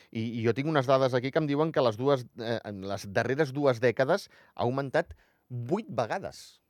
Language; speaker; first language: Catalan; native; Catalan